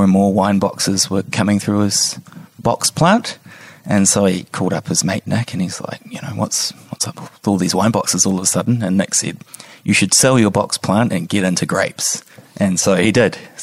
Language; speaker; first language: English; native; English